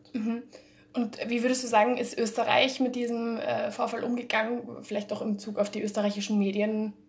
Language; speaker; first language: German; early bilingual, heritage; German